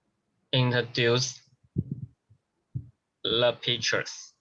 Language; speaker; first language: English; non-native, learner; Chinese